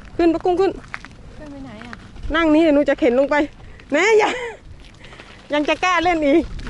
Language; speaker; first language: Thai; native; Thai